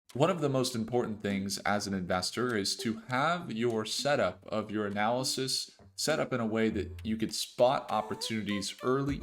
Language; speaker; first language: English; native; English